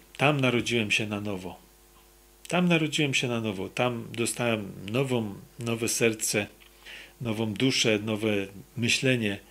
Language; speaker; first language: Polish; native; Polish